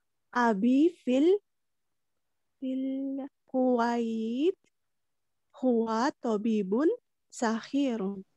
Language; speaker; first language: Arabic; non-native, learner; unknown